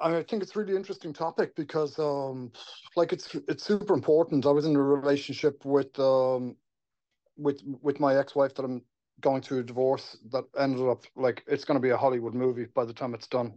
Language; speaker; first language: English; native; English